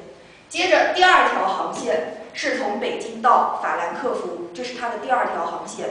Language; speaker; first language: Chinese; native; Chinese